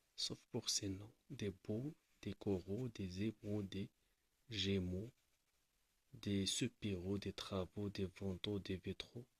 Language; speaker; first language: French; non-native, local second language; Arabic